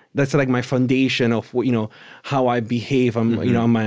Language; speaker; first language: English; early bilingual, other home language; Spanish